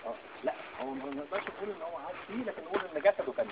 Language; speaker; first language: Arabic; native; Arabic